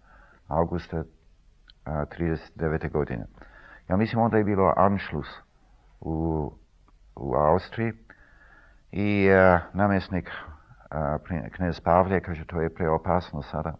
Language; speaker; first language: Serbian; early bilingual, heritage; Serbian